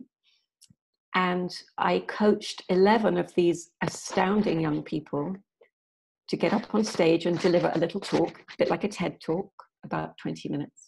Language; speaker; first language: English; native; English